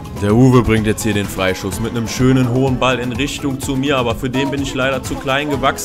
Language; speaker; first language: German; native; German